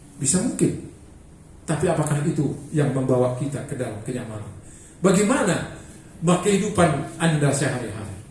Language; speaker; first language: Indonesian; non-native, local second language; Batak Toba